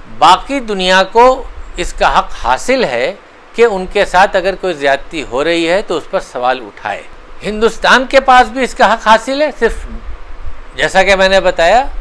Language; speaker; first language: Hindi; native; Hindi